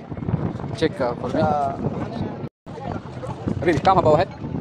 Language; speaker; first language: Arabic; non-native, learner; Bangla